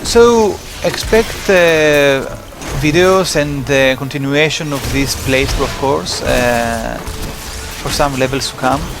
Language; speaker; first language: English; non-native, fluent; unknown